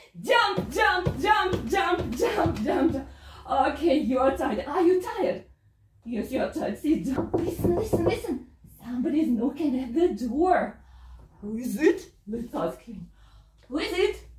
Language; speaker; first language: English; non-native, fluent; Russian